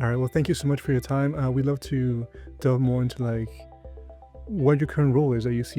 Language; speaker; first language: English; native; English